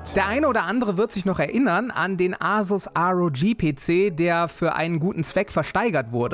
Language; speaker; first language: German; native; German